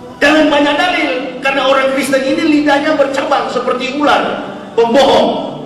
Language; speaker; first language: Indonesian; native; Indonesian